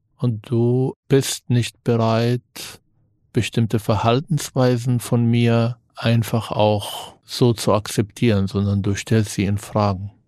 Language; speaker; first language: German; non-native, fluent; Arabic